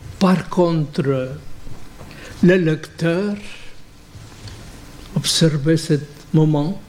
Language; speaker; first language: French; non-native, fluent; Spanish